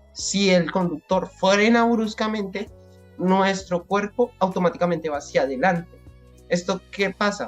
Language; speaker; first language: Spanish; native; Spanish